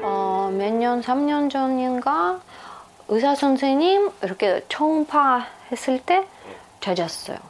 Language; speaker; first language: Korean; non-native, fluent; Russian